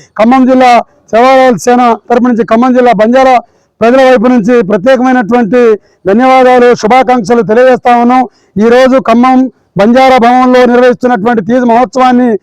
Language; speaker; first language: Telugu; non-native, local second language; Lambadi